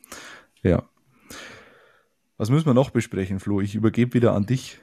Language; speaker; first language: German; native; German